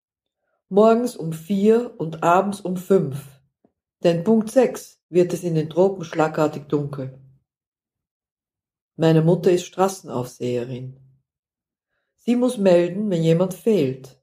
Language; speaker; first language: German; non-native, fluent; Dutch